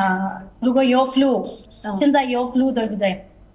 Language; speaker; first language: Chinese; non-native, learner; Telugu